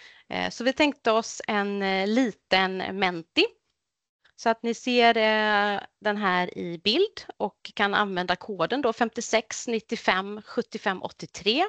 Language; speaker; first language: Swedish; native; Swedish